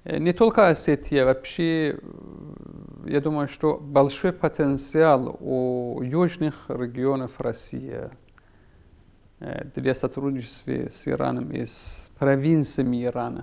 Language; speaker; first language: Russian; non-native, fluent; Persian